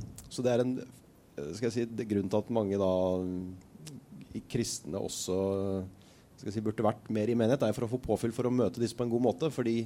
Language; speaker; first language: Norwegian; native; Norwegian